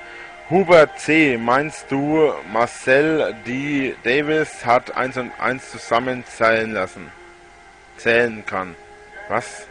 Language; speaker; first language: German; native; German